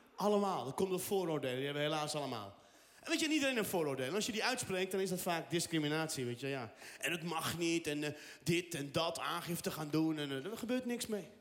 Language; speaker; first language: Dutch; early bilingual, other home language; Riffian